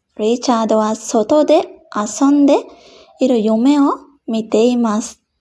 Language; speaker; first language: Japanese; non-native, fluent; Sinhala